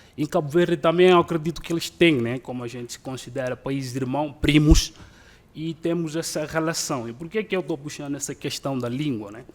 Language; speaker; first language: Portuguese; non-native, local second language; Upper Guinea Crioulo